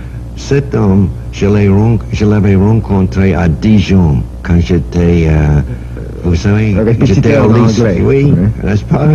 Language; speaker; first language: French; non-native, learner; English